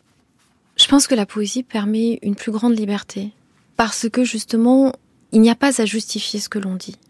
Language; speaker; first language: French; non-native, local second language; Kinyarwanda